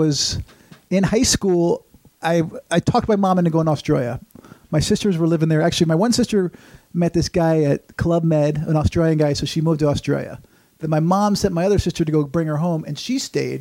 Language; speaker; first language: English; native; English